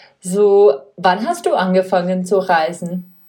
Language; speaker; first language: German; non-native, fluent; Czech